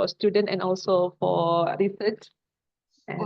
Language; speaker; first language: English; non-native, fluent; Indonesian